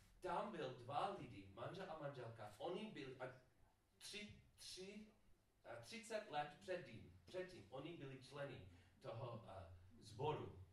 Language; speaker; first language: Czech; non-native, learner; English